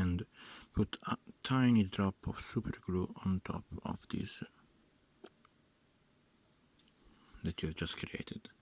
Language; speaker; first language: English; non-native, fluent; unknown